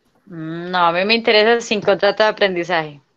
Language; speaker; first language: Spanish; native; Spanish